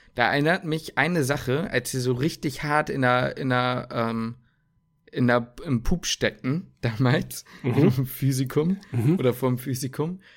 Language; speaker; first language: German; native; German